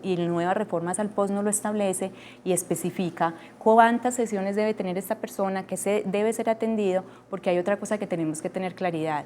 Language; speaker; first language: Spanish; native; Spanish